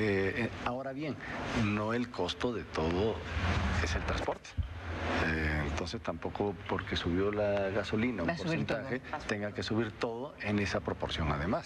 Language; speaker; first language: Spanish; native; Spanish